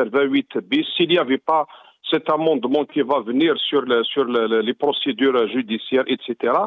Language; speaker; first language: French; non-native, local second language; Arabic